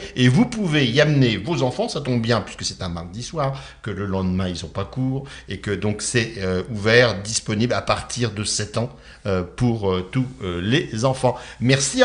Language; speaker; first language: French; native; French